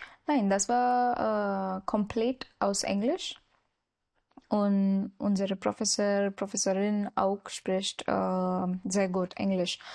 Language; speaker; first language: German; non-native, learner; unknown